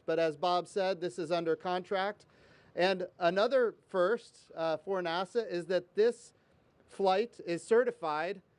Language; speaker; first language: English; native; English